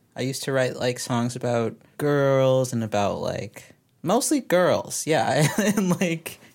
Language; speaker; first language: English; native; English